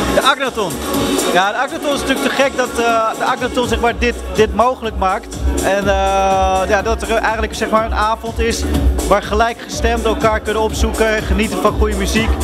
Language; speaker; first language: Dutch; native; Dutch